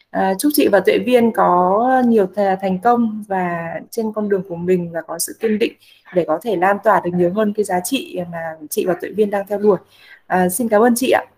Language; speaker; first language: Vietnamese; native; Vietnamese